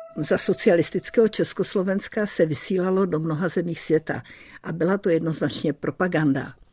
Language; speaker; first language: Czech; early bilingual, heritage; Czech